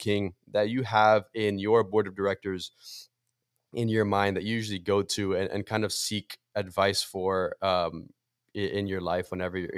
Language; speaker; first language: English; early bilingual, other home language; Portuguese